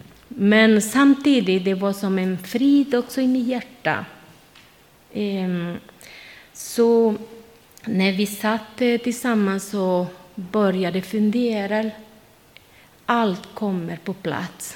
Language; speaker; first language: Swedish; non-native, learner; Spanish